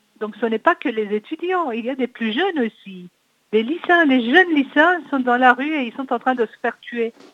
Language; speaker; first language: French; non-native, fluent; Persian